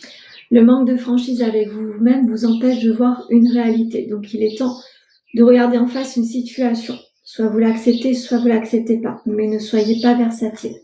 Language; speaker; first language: French; native; French